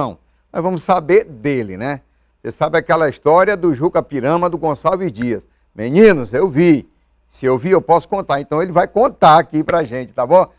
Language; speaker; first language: Portuguese; native; Portuguese